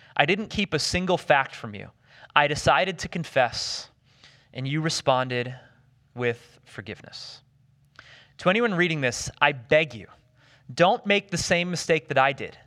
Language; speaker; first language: English; native; English